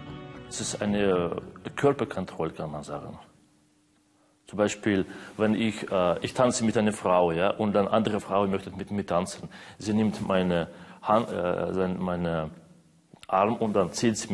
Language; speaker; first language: German; non-native, learner; Russian